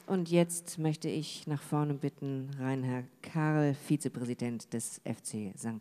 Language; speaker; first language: German; native; German